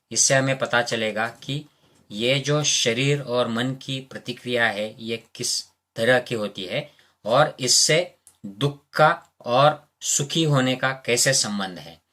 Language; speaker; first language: Hindi; non-native, local second language; Marathi